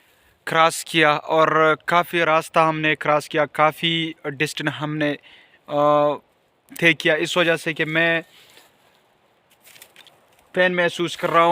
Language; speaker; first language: Hindi; non-native, local second language; Pashto